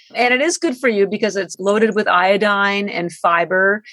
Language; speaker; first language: English; native; English